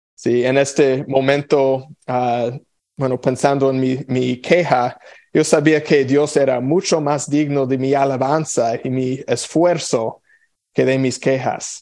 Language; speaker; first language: Spanish; non-native, fluent; English